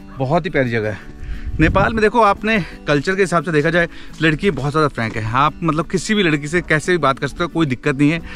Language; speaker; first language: Hindi; native; Hindi